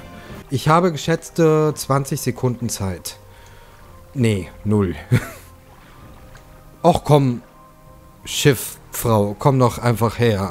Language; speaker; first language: German; native; German